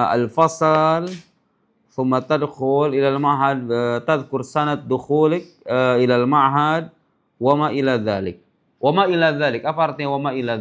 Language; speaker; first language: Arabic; non-native, fluent; Indonesian